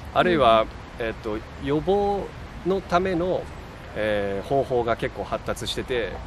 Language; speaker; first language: Japanese; native; Japanese